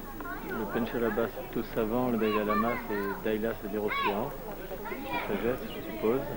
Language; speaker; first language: French; native; French